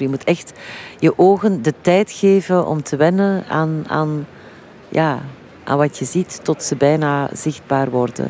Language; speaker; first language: Dutch; native; Dutch